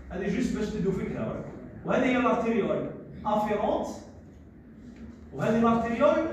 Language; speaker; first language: Arabic; native; Arabic